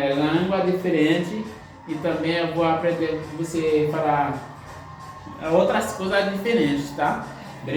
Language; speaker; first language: Portuguese; non-native, learner; Haitian Creole